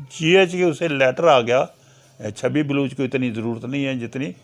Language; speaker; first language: Urdu; non-native, local second language; Punjabi